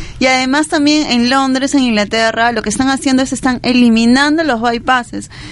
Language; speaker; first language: Spanish; native; Spanish